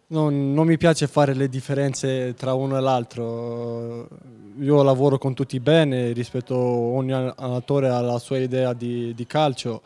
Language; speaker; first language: Italian; non-native, fluent; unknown